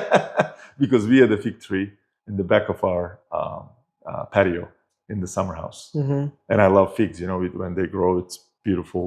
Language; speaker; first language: English; non-native, fluent; Turkish